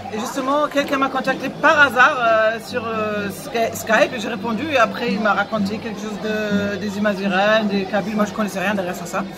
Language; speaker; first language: French; non-native, fluent; German